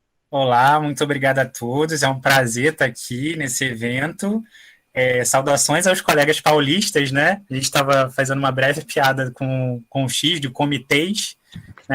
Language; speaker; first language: Portuguese; native; Portuguese